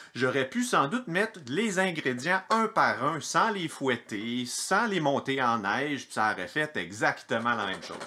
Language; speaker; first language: French; native; French